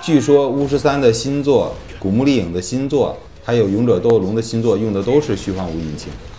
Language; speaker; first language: Chinese; native; Chinese